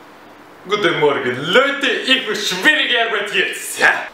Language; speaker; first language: German; non-native, learner; Russian